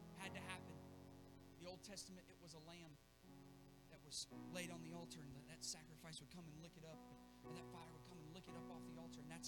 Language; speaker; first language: English; native; English